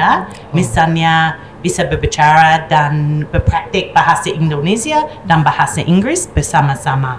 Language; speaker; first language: Indonesian; non-native, fluent; English